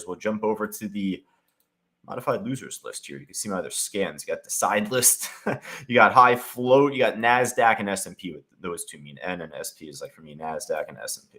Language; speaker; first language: English; native; English